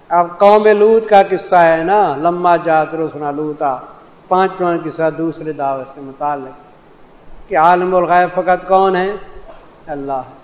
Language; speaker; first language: Urdu; non-native, local second language; Saraiki